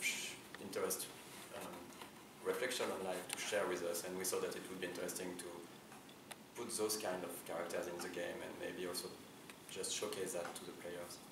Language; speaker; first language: English; non-native, fluent; French